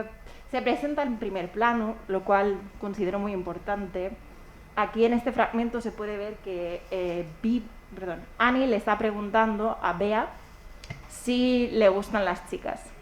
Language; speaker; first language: Spanish; native; Spanish